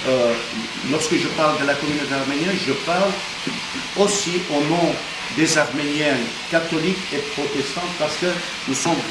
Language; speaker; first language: French; non-native, fluent; Armenian